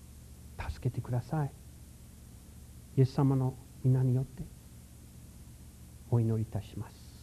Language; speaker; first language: Japanese; non-native, fluent; English